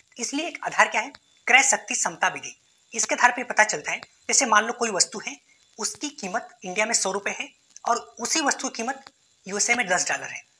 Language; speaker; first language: Hindi; native; Hindi